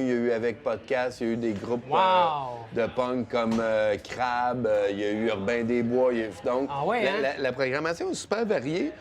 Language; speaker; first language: French; native; French